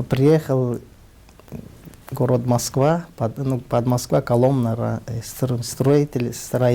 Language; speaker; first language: Russian; non-native, learner; Tajik